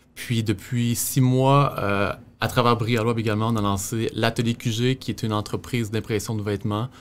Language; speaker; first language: French; native; French